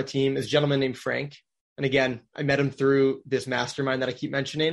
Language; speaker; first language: English; native; English